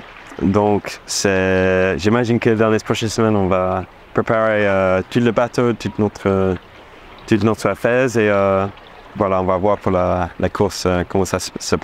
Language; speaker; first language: French; non-native, fluent; English